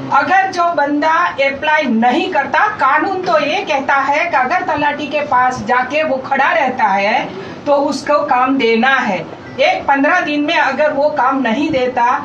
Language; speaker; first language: Hindi; non-native, local second language; Gujarati